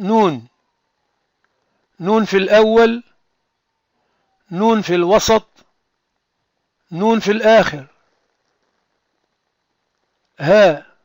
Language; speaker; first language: Arabic; non-native, fluent; French